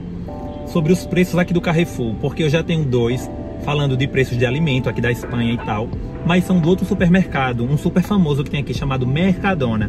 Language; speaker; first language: Portuguese; native; Portuguese